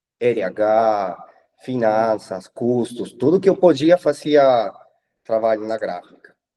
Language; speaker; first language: Portuguese; non-native, fluent; Spanish